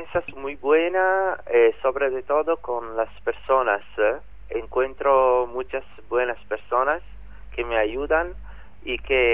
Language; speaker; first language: Spanish; non-native, learner; Italian